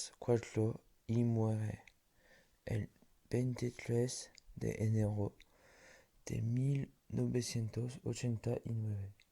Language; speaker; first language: Spanish; non-native, learner; French